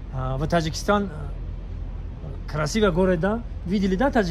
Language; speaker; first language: Russian; non-native, learner; Tajik